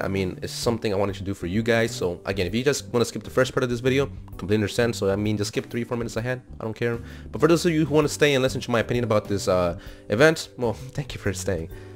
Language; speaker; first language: English; early bilingual, other home language; Spanish